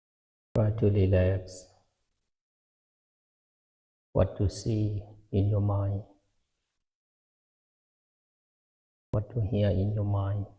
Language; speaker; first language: English; non-native, fluent; Lao